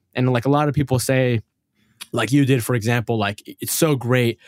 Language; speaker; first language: English; early bilingual, other home language; Arabic